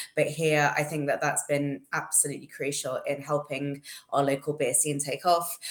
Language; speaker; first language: English; native; English